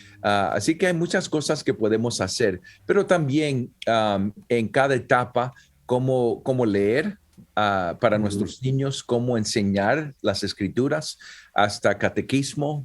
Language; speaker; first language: Spanish; early bilingual, heritage; Spanish